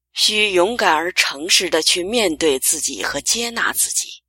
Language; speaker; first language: Chinese; native; Chinese